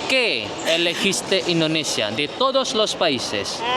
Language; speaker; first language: Spanish; non-native, fluent; Indonesian